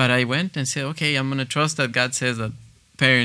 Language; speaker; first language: English; non-native, fluent; Spanish